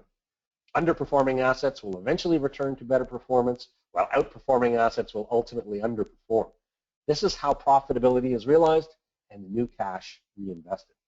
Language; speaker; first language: English; native; English